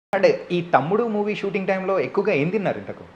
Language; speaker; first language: Telugu; native; Telugu